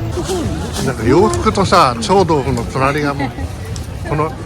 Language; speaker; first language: Japanese; native; Japanese